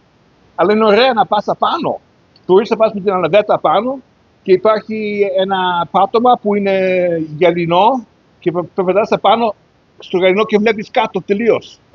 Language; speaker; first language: Greek; early bilingual, heritage; Greek